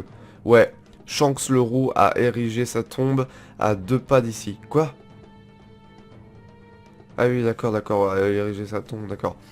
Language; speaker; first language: French; native; French